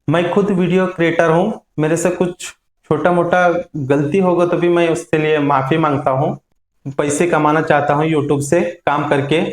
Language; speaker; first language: Hindi; non-native, local second language; Kannada